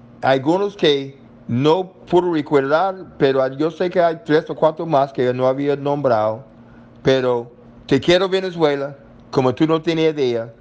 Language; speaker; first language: Spanish; non-native, learner; English